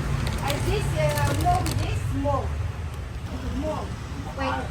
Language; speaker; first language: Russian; non-native, learner; Azerbaijani